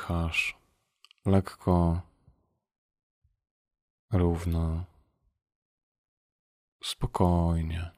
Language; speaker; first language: Polish; native; Polish